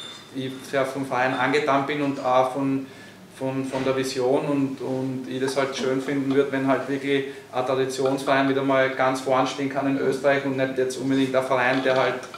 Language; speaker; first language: German; native; German